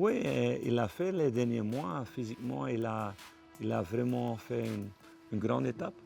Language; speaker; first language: French; non-native, local second language; Dutch